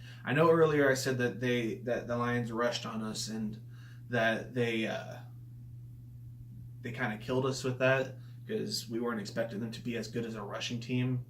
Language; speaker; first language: English; native; English